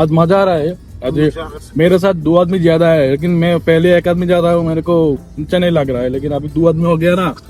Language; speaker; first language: Hindi; non-native, learner; Bangla